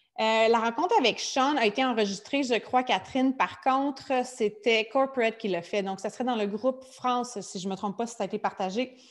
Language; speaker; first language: French; native; French